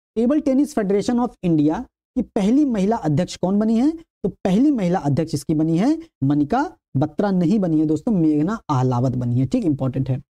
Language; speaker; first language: Hindi; native; Hindi